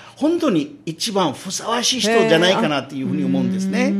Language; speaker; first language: Japanese; non-native, fluent; Urdu